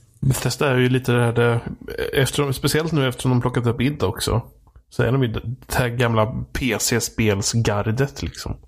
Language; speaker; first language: Swedish; native; Swedish